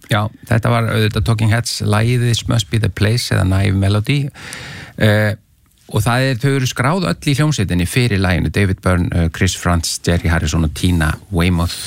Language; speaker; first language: Icelandic; native; Icelandic